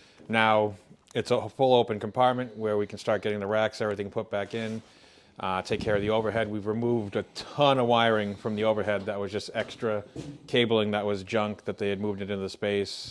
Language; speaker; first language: English; native; English